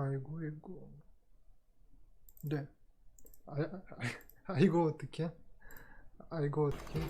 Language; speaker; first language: Korean; non-native, learner; Russian